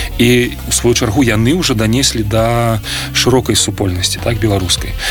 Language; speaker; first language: Belarusian; non-native, local second language; Russian